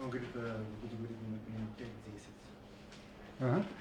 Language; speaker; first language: Russian; non-native, fluent; English